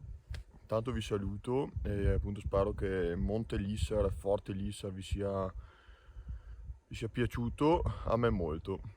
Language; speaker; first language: Italian; native; Italian